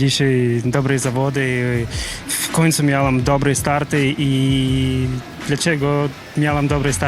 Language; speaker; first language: Polish; non-native, learner; Russian